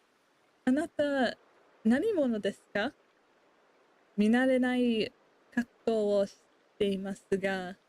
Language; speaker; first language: Japanese; non-native, learner; English